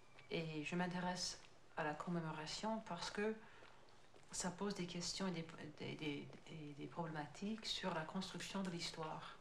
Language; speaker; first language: French; non-native, fluent; English